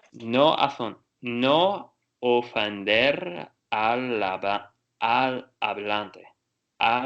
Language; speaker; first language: Spanish; non-native, learner; Portuguese